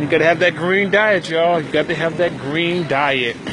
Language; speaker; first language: English; native; English